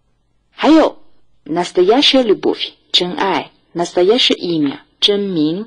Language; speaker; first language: Russian; non-native, fluent; Chinese